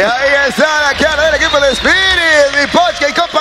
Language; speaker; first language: Spanish; native; Spanish